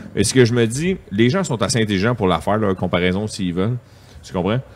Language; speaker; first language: French; native; French